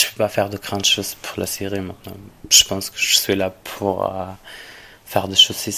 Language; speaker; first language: French; non-native, fluent; Arabic